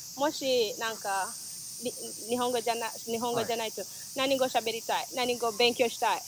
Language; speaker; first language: Japanese; non-native, fluent; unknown